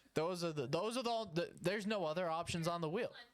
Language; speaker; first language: English; native; English